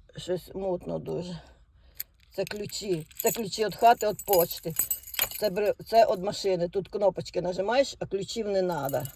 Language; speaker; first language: Ukrainian; native; Ukrainian